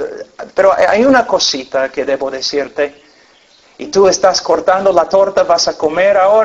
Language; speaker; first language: Spanish; non-native, fluent; English